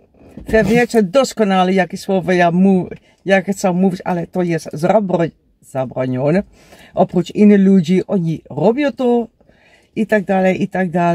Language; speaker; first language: Polish; non-native, learner; Dutch